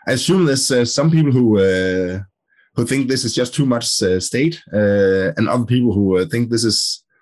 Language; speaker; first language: English; non-native, fluent; Danish